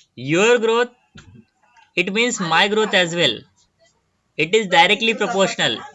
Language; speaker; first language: English; non-native, local second language; Marathi